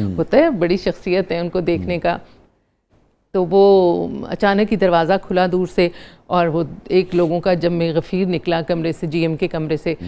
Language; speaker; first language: Urdu; non-native, local second language; Punjabi